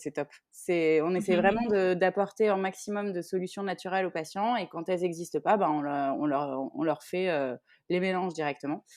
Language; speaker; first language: French; native; French